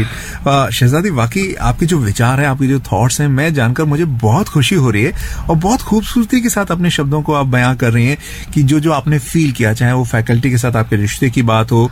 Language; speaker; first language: Hindi; native; Hindi